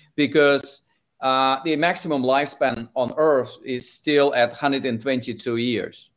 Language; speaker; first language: English; non-native, fluent; Russian